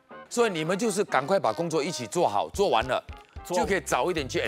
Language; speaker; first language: Chinese; native; Chinese